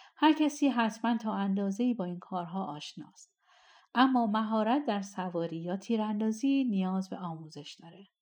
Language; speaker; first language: Persian; native; Persian